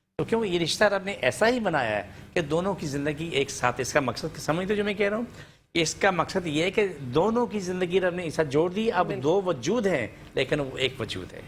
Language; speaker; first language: Urdu; non-native, local second language; Punjabi